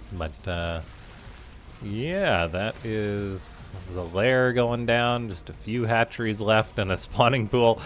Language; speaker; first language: English; native; English